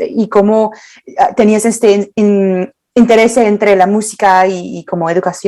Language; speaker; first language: Spanish; non-native, learner; English